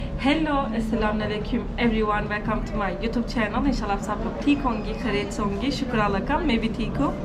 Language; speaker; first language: Urdu; non-native, fluent; Turkish